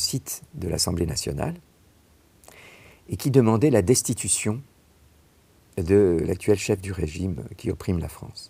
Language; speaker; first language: French; native; French